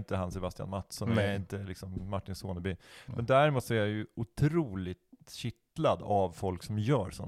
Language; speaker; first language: Swedish; native; Swedish